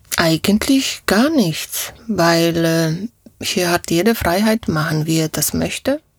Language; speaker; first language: German; non-native, fluent; Polish